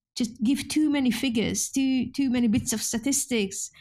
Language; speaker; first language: English; non-native, fluent; Hungarian